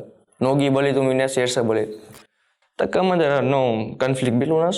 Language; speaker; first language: Russian; non-native, learner; Gujarati